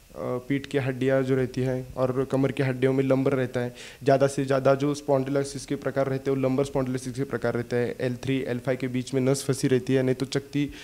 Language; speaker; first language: Hindi; non-native, local second language; Marathi